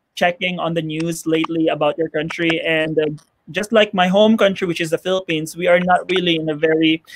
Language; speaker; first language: English; non-native, fluent; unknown